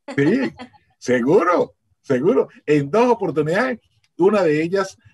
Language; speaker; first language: Spanish; native; Spanish